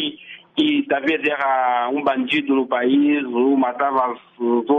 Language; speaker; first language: Portuguese; non-native, fluent; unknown